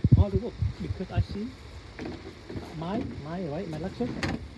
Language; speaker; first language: English; non-native, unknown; Vietnamese